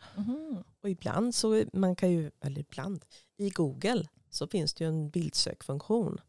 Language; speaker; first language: Swedish; native; Swedish